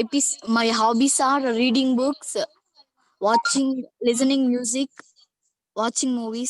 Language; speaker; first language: English; non-native, learner; Telugu